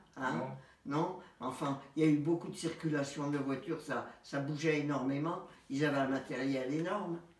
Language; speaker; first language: French; native; French